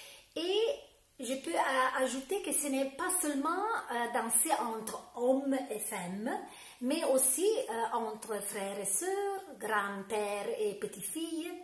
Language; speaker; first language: French; non-native, fluent; Italian